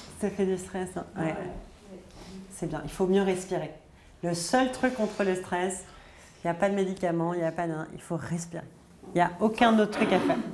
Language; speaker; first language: French; native; French